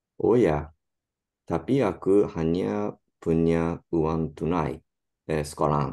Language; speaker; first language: Indonesian; non-native, learner; Japanese